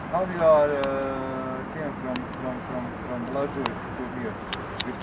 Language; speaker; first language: English; non-native, learner; Bosnian